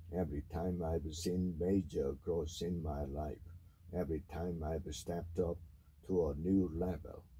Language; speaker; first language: English; non-native, fluent; Korean